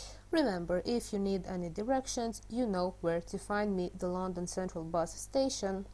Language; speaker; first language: English; non-native, fluent; Romanian